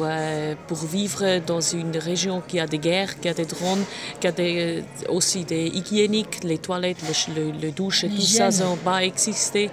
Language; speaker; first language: French; non-native, local second language; German